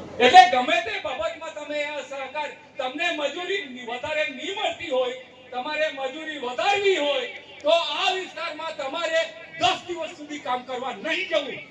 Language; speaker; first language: Gujarati; non-native, local second language; Vasavi